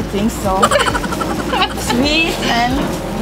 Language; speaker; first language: English; non-native, fluent; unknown